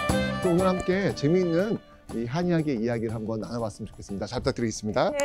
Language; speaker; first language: Korean; native; Korean